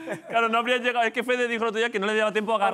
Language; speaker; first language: Spanish; native; Spanish